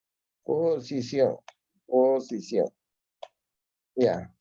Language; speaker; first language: Spanish; native; Spanish